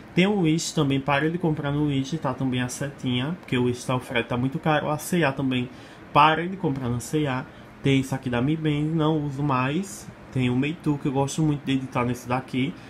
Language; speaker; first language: Portuguese; native; Portuguese